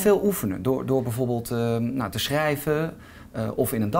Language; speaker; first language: Dutch; native; Dutch